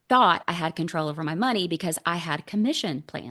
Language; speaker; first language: English; native; English